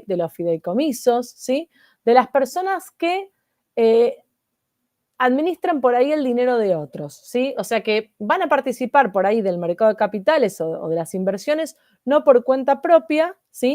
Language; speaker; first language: Spanish; native; Spanish